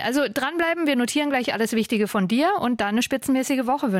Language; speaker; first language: German; native; German